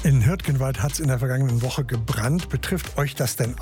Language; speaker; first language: German; native; German